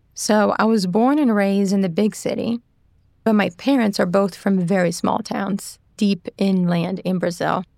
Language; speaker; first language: English; non-native, fluent; Portuguese